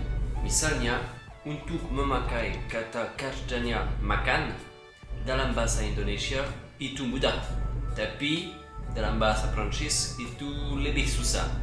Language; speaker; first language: Indonesian; non-native, learner; French